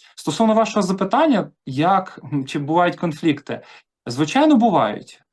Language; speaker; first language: Ukrainian; native; Ukrainian